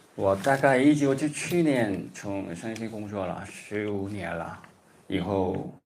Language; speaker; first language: Chinese; non-native, learner; Korean